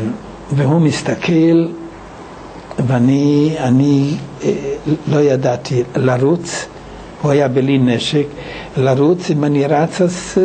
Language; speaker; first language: Hebrew; non-native, fluent; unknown